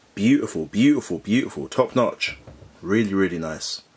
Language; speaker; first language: English; native; English